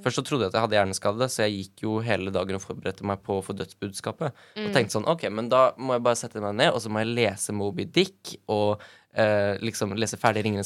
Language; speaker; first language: Norwegian; native; Norwegian